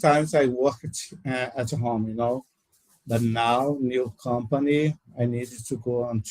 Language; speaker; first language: English; non-native, learner; Portuguese